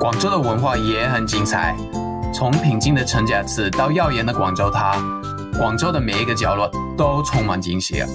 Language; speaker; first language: Chinese; non-native, fluent; English